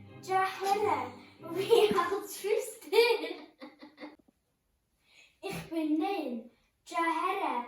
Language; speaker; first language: German; non-native, learner; Welsh